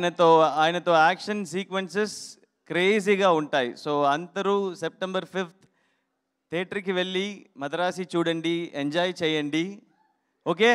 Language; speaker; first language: Telugu; non-native, learner; Tamil